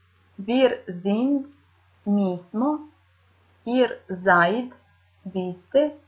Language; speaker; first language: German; non-native, fluent; Serbian